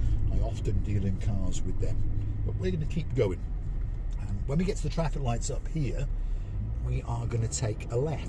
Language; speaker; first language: English; native; English